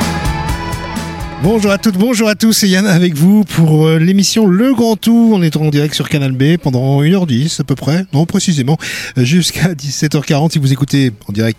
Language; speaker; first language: French; native; French